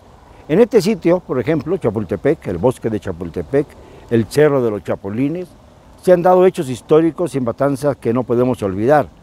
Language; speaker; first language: Spanish; native; Spanish